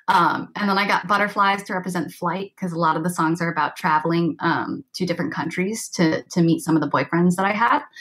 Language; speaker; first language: English; native; English